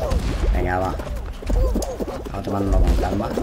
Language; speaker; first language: Spanish; native; Spanish